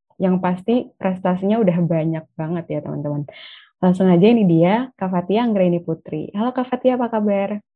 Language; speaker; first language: Indonesian; native; Indonesian